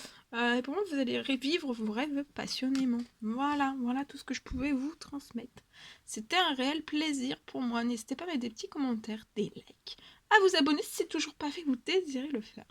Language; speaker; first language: French; native; French